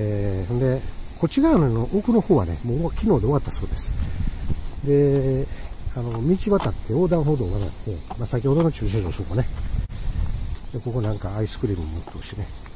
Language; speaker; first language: Japanese; native; Japanese